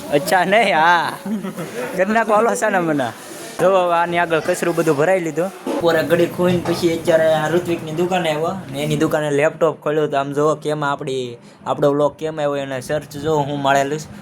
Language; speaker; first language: Gujarati; native; Gujarati